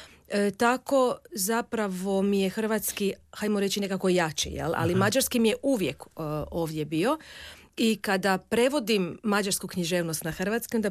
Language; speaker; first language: Croatian; non-native, local second language; Hungarian